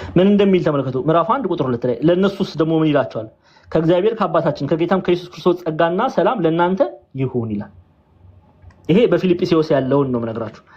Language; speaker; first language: Amharic; early bilingual, heritage; Amharic